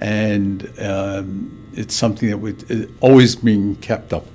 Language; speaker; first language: English; native; English